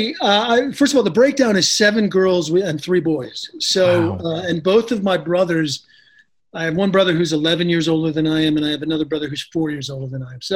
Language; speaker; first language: English; native; English